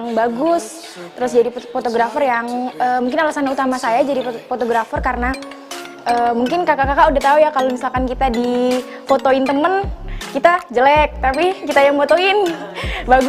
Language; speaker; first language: Indonesian; native; Indonesian